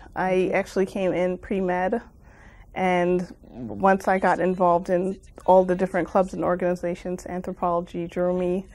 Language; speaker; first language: English; native; English